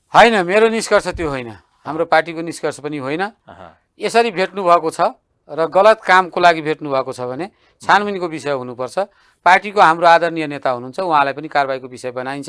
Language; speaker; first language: Nepali; native; Nepali